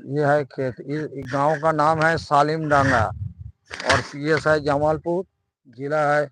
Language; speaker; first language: Hindi; non-native, local second language; Bangla